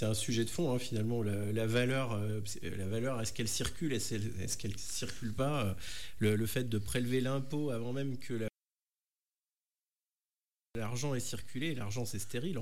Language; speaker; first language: French; native; French